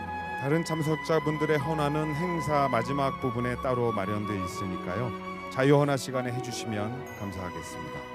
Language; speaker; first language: Korean; native; Korean